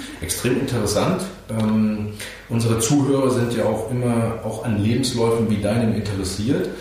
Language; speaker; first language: German; native; German